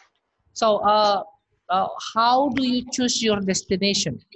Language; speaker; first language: English; non-native, fluent; Indonesian